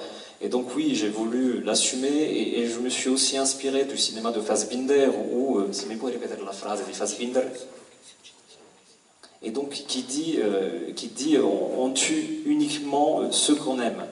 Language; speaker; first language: French; native; French